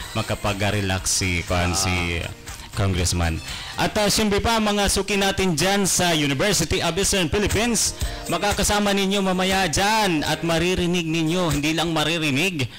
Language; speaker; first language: Filipino; non-native, local second language; Waray